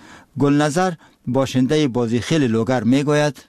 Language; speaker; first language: Persian; native; Persian